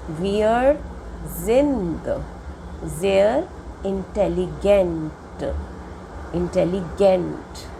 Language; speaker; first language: German; non-native, fluent; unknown